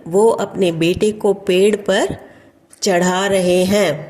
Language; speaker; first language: Hindi; non-native, local second language; Tamil